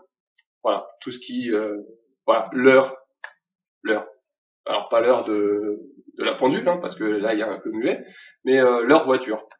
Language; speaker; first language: French; native; French